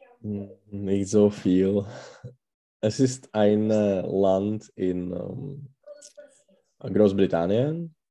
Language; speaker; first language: German; non-native, learner; Czech